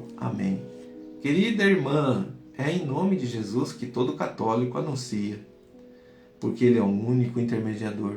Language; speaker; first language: Portuguese; native; Portuguese